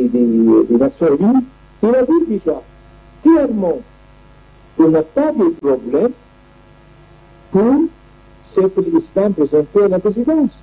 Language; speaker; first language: French; non-native, learner; Arabic